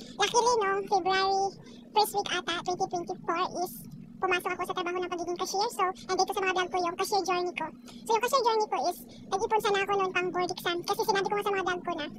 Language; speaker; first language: Filipino; native; Filipino